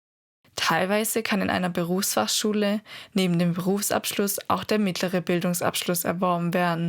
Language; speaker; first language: German; native; German